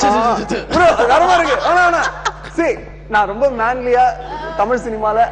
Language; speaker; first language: Tamil; native; Tamil